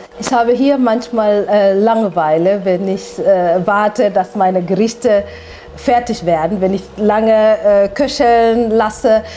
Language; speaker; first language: German; non-native, fluent; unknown